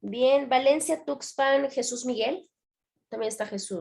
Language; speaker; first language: Spanish; native; Spanish